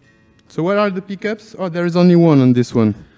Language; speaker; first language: English; non-native, fluent; French